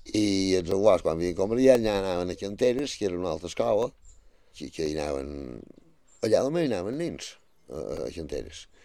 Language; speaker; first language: Catalan; native; Catalan